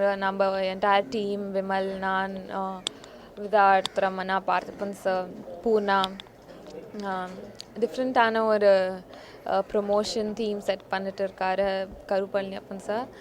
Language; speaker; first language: Tamil; non-native, fluent; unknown